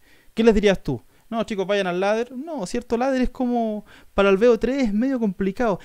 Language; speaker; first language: Spanish; native; Spanish